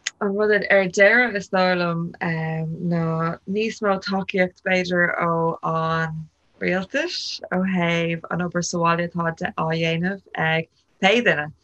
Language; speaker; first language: Irish; non-native, local second language; English